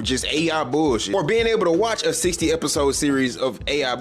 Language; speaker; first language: English; native; English